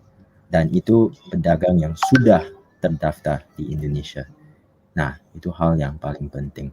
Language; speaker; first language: Indonesian; non-native, fluent; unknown